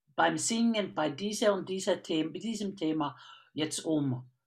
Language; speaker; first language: German; non-native, fluent; Finnish